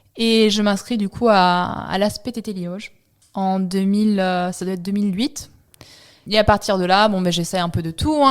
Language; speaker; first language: French; early bilingual, other home language; Italian